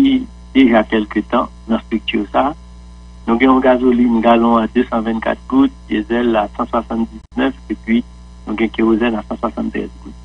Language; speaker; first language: French; non-native, local second language; Haitian Creole